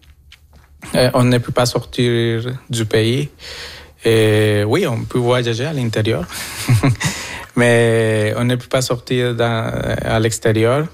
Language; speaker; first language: French; non-native, fluent; Spanish